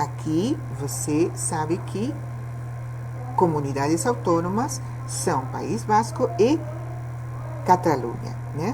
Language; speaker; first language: Portuguese; non-native, fluent; Spanish